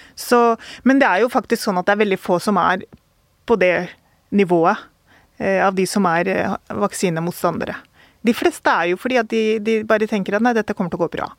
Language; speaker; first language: Norwegian; early bilingual, other home language; Urdu